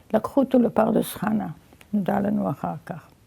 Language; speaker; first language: Hebrew; early bilingual, other home language; Yiddish